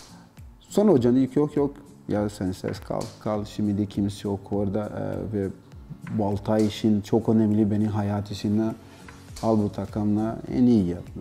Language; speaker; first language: Turkish; non-native, learner; Portuguese